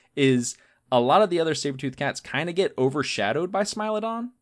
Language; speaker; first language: English; native; English